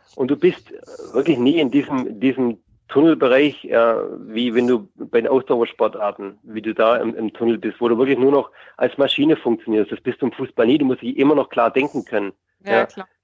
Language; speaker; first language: German; native; German